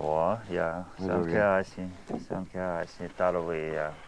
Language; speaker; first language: Estonian; non-native, learner; Ukrainian